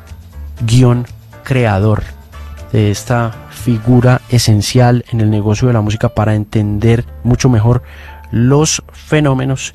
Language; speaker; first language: Spanish; native; Spanish